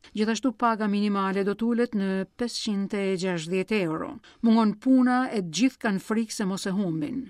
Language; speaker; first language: Albanian; non-native, fluent; Greek